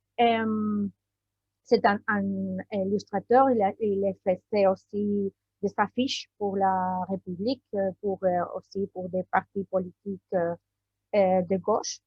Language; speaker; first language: French; non-native, learner; Spanish